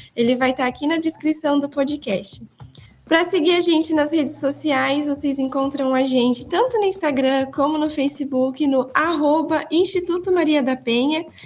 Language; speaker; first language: Portuguese; native; Portuguese